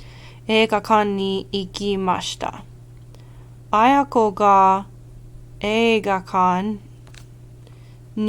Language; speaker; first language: Japanese; non-native, learner; English